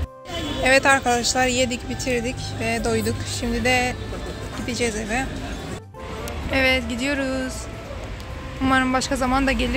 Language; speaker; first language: Turkish; early bilingual, other home language; Arabic